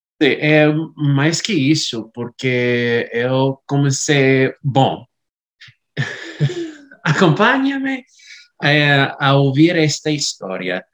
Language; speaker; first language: Portuguese; non-native, learner; English